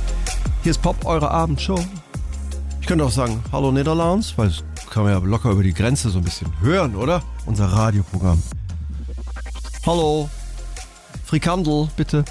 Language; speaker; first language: German; native; German